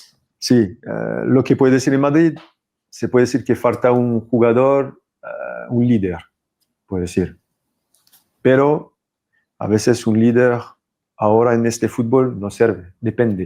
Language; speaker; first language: Spanish; non-native, fluent; French